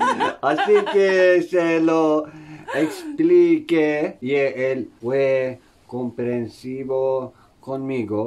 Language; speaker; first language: Spanish; non-native, learner; Turkish